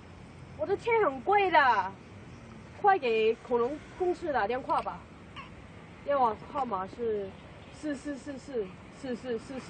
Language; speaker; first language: Chinese; non-native, learner; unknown